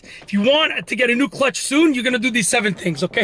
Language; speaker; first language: English; native; English